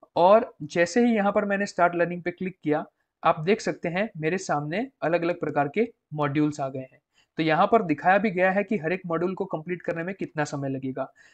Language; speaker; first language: Hindi; non-native, local second language; Gujarati